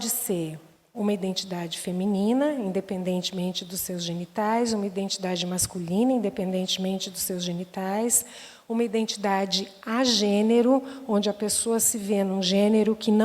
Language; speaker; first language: Portuguese; native; Portuguese